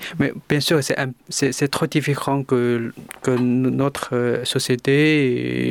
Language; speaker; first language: French; non-native, learner; Chinese